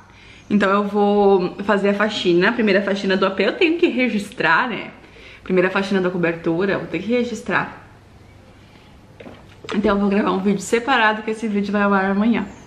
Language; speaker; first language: Portuguese; native; Portuguese